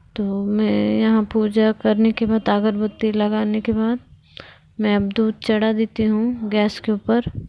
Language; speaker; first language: Hindi; non-native, local second language; Telugu